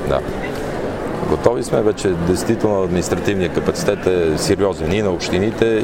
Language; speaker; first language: Bulgarian; native; Bulgarian